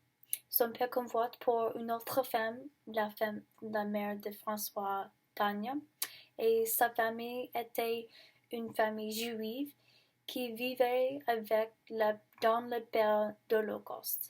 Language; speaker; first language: French; non-native, learner; English